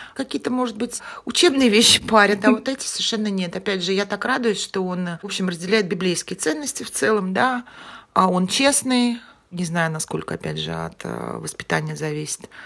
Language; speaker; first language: Russian; native; Russian